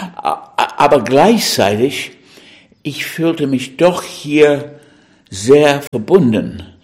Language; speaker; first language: German; non-native, fluent; English